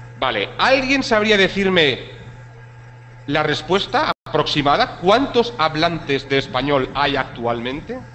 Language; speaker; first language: Spanish; native; Spanish